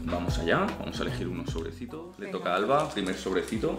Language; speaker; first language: Spanish; native; Spanish